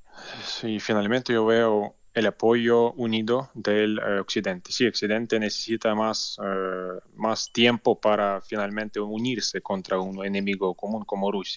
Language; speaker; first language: Spanish; non-native, learner; Ukrainian